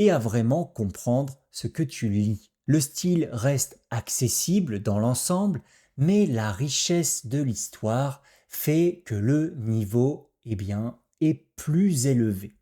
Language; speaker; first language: French; native; French